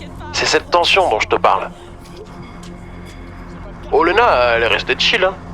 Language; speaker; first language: French; native; French